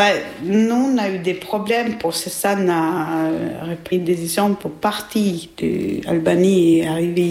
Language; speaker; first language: French; non-native, learner; Albanian